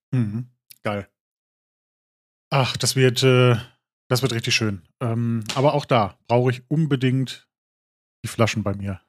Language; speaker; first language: German; native; German